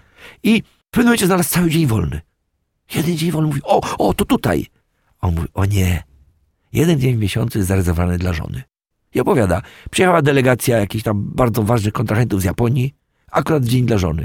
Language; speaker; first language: Polish; native; Polish